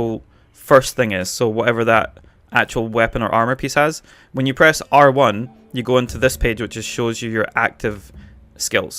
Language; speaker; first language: English; native; English